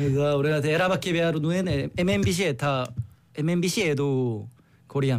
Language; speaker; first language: Basque; non-native, learner; Korean